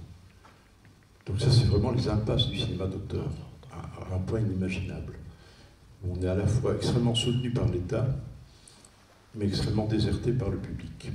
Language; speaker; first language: French; native; French